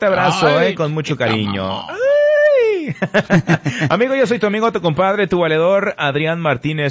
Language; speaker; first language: Spanish; early bilingual, heritage; Spanish